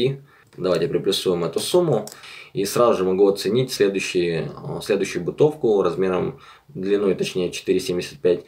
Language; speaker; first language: Russian; native; Russian